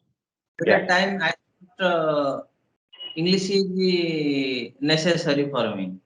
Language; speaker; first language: English; non-native, learner; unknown